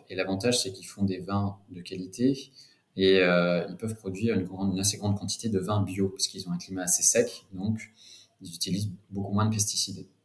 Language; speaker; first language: French; native; French